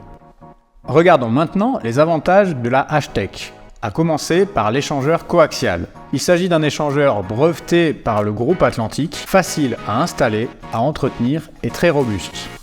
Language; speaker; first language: French; native; French